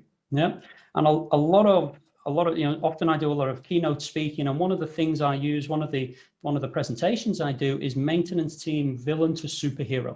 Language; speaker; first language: English; native; English